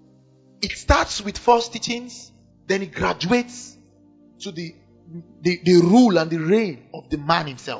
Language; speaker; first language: English; non-native, local second language; Igbo